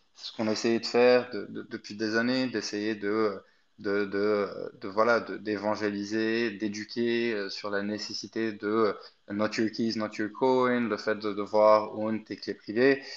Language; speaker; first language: French; non-native, fluent; Arabic